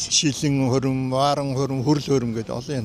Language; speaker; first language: Mongolian; native; Mongolian